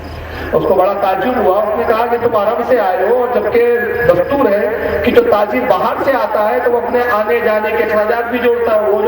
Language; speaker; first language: Urdu; native; Urdu